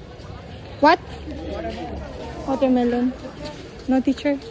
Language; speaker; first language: English; non-native, local second language; Cebuano